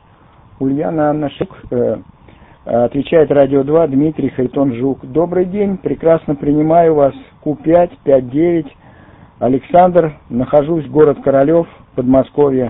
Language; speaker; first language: Russian; native; Russian